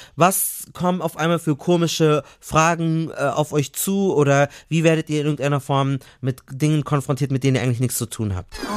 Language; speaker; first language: German; native; German